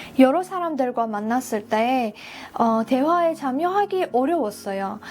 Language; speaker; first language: Korean; non-native, fluent; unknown